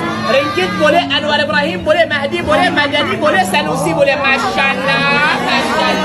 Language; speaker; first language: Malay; non-native, learner; Arabic